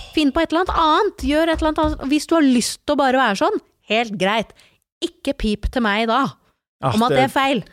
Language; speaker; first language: Norwegian; native; Norwegian